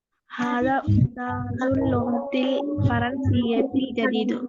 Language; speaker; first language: Arabic; non-native, learner; Tamil